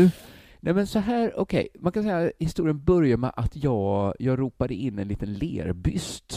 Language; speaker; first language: Swedish; native; Swedish